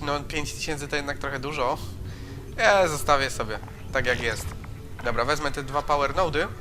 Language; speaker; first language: Polish; native; Polish